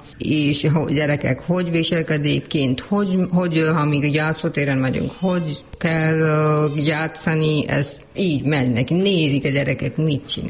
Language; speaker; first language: Hungarian; non-native, learner; Urdu